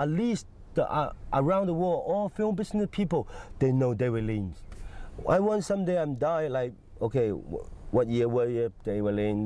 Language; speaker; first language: English; non-native, fluent; Cantonese